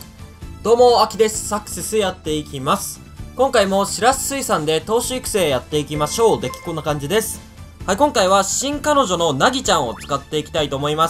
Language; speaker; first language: Japanese; native; Japanese